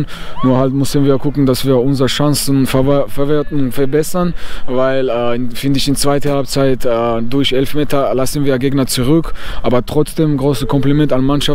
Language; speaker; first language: German; non-native, fluent; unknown